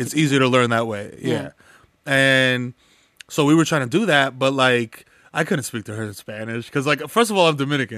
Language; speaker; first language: English; early bilingual, other home language; Spanish